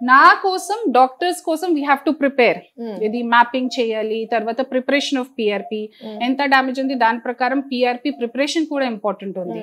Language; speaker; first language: Telugu; non-native, fluent; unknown